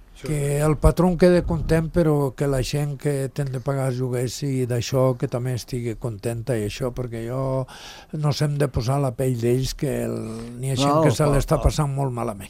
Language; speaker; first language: Catalan; non-native, local second language; Spanish